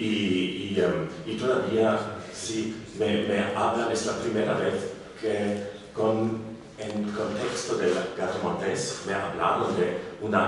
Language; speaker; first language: Spanish; non-native, learner; German